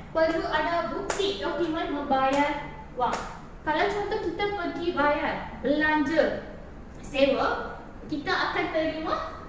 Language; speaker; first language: Malay; non-native, local second language; Tamil